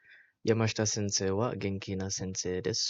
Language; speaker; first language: Japanese; non-native, learner; Malay